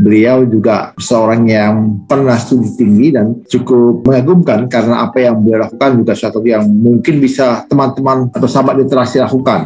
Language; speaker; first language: Indonesian; native; Indonesian